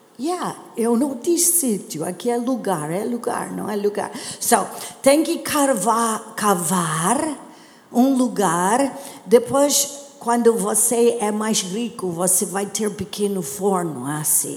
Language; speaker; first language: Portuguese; non-native, learner; English